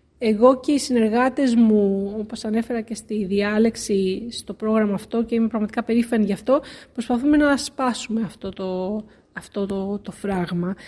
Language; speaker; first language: Greek; native; Greek